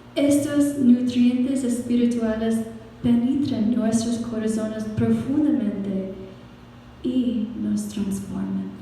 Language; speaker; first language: Spanish; non-native, fluent; English